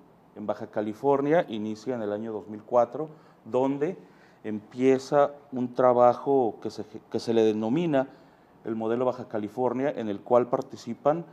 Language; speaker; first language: Spanish; native; Spanish